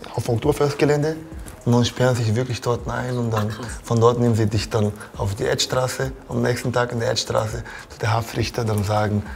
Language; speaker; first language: German; non-native, fluent; Portuguese